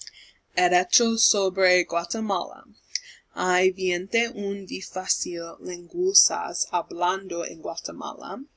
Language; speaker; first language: Spanish; non-native, learner; English